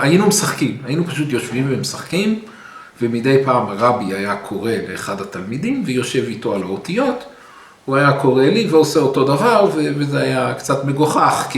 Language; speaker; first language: Hebrew; early bilingual, other home language; English